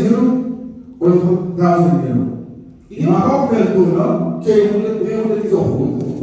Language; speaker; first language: Dutch; non-native, learner; Lingala